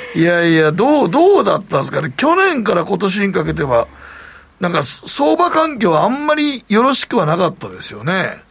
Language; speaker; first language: Japanese; native; Japanese